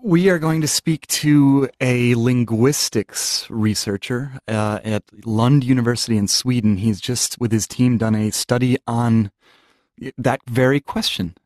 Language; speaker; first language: English; native; English